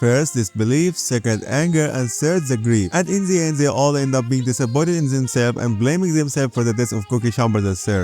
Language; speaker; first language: English; non-native, fluent; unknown